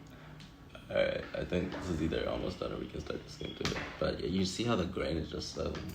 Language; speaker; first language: English; native; English